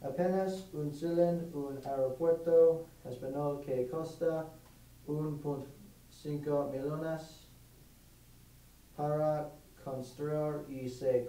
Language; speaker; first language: Spanish; non-native, learner; English